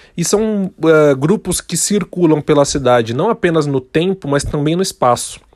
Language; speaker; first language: Portuguese; native; Portuguese